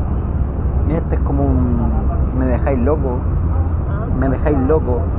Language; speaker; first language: Spanish; native; Spanish